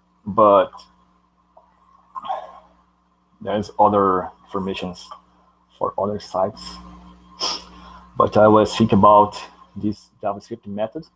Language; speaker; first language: English; non-native, learner; Portuguese